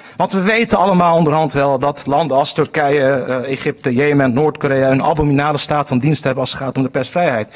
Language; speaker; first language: Dutch; early bilingual, other home language; Turkish